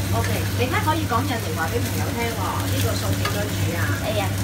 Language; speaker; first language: Cantonese; native; Cantonese